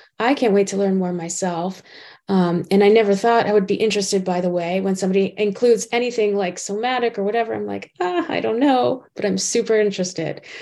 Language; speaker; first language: English; native; English